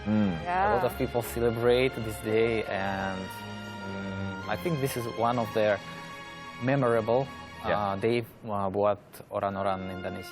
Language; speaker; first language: English; non-native, learner; Russian